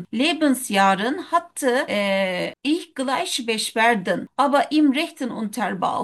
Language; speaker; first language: German; non-native, learner; Turkish